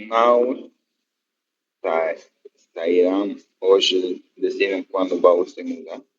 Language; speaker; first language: Portuguese; non-native, learner; Spanish